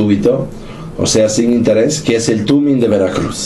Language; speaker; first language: Spanish; non-native, fluent; Italian